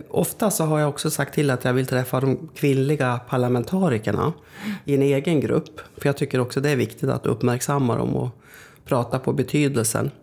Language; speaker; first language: Swedish; native; Swedish